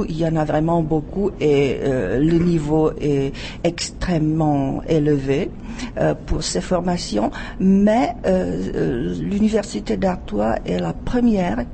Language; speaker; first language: French; non-native, fluent; Czech